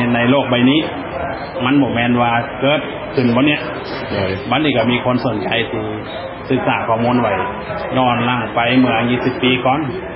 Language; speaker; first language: Thai; non-native, local second language; Lao